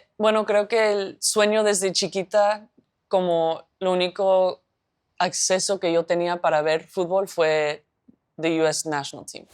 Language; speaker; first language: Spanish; early bilingual, heritage; Spanish